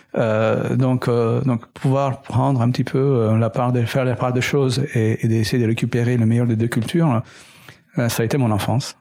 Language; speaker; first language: French; native; French